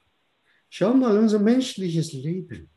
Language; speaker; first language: German; non-native, fluent; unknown